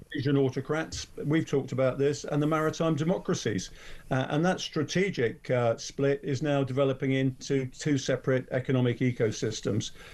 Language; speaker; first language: English; native; English